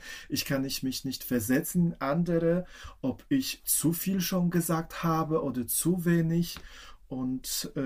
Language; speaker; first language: German; non-native, fluent; Polish